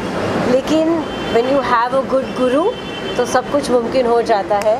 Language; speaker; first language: Hindi; native; Hindi